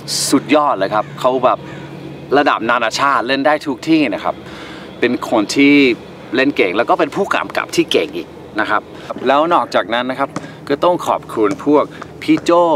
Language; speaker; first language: Thai; non-native, fluent; English